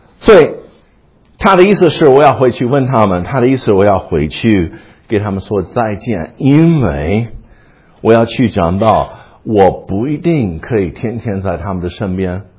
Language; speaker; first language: Chinese; non-native, fluent; English